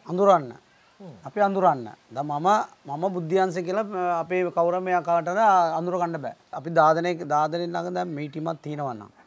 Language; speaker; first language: Sinhala; non-native, local second language; Tamil